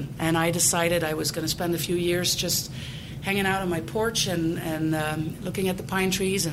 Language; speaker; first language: English; non-native, fluent; Dutch